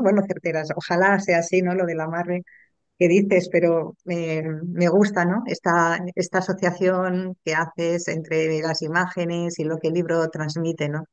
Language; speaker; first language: Spanish; native; Spanish